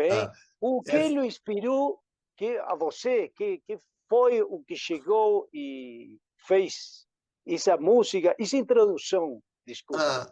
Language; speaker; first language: Portuguese; non-native, learner; Spanish